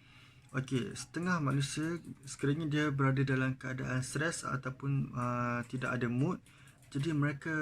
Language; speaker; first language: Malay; native; Malay